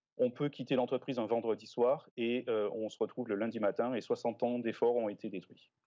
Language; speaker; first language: French; native; French